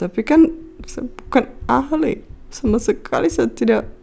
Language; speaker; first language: Indonesian; non-native, fluent; Czech